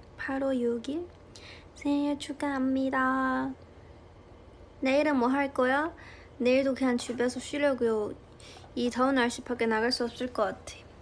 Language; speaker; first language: Korean; non-native, fluent; Chinese